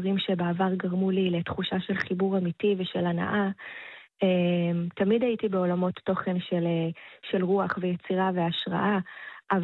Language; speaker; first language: Hebrew; native; Hebrew